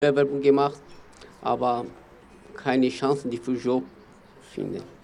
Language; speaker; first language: German; non-native, learner; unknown